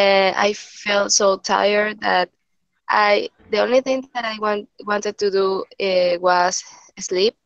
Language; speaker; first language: English; non-native, learner; Spanish